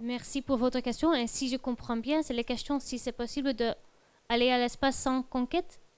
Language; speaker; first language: French; non-native, fluent; Dutch